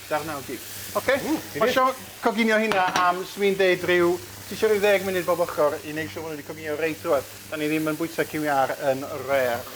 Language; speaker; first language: Welsh; native; Welsh